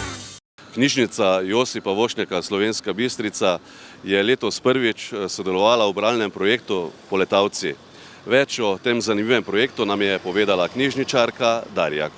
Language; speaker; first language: Slovenian; native; Slovenian